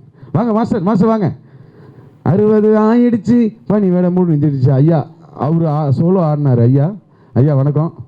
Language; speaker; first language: Tamil; native; Tamil